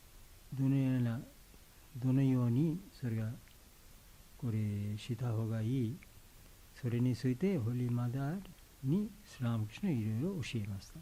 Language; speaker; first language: Japanese; non-native, learner; Bangla